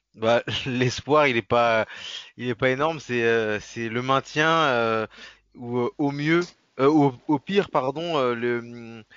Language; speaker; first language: French; native; French